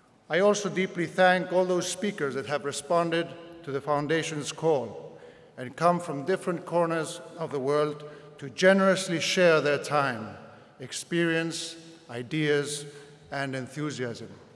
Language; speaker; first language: English; non-native, fluent; Spanish